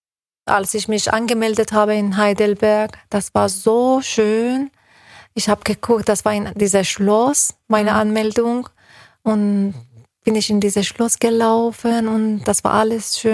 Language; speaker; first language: German; non-native, fluent; Persian